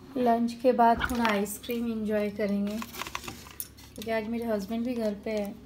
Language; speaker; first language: Hindi; non-native, local second language; Bangla